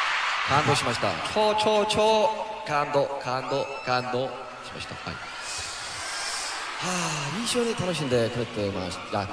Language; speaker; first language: Japanese; non-native, learner; Korean